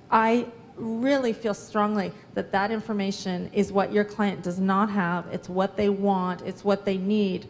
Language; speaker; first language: English; native; English